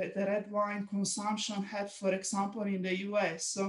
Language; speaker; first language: English; non-native, fluent; Italian